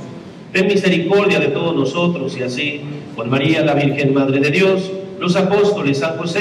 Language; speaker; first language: Spanish; native; Spanish